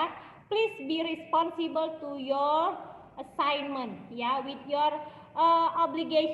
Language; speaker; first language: English; non-native, learner; Indonesian